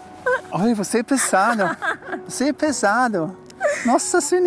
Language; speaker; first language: Portuguese; non-native, learner; German